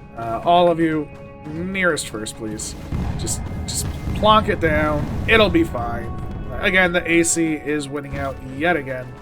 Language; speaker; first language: English; native; English